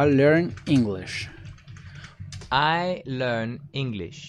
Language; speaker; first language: English; non-native, learner; Spanish